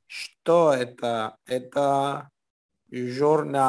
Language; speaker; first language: Russian; non-native, learner; Spanish